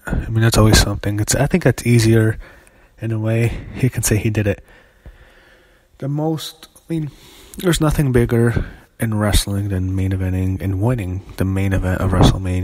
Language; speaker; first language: English; native; English